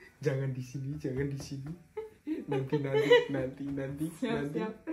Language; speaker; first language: Indonesian; native; Indonesian